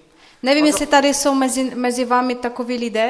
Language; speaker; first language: Czech; non-native, fluent; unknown